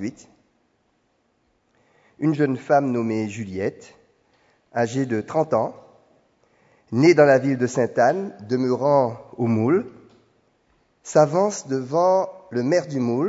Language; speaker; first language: French; native; French